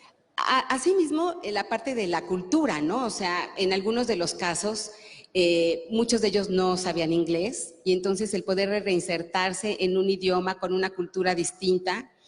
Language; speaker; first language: Spanish; native; Spanish